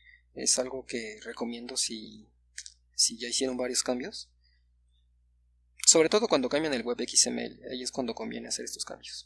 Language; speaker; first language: Spanish; native; Spanish